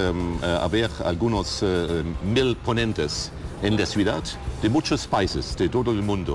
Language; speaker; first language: Spanish; non-native, learner; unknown